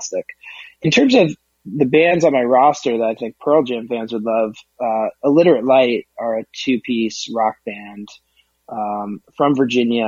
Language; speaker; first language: English; native; English